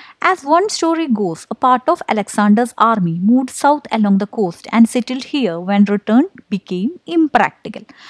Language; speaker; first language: English; non-native, local second language; Malayalam